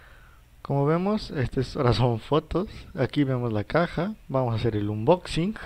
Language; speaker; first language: Spanish; native; Spanish